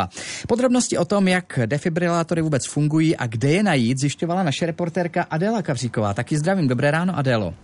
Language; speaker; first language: Czech; native; Czech